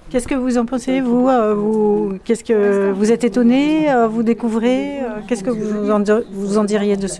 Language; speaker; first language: French; native; French